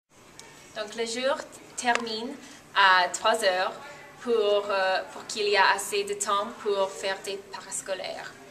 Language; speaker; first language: French; non-native, learner; English